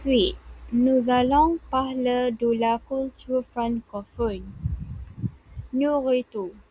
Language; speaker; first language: French; non-native, learner; Malay